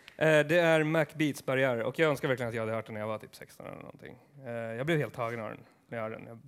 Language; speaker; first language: Swedish; early bilingual, other home language; Kurdish